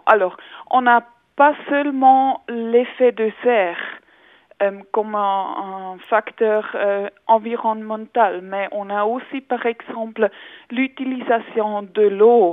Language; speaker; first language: French; non-native, local second language; German